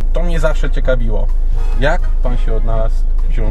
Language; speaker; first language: Polish; native; Polish